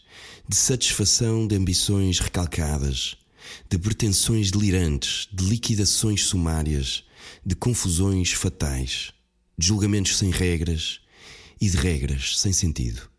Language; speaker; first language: Portuguese; native; Portuguese